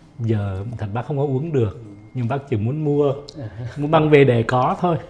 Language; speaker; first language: Vietnamese; early bilingual, other home language; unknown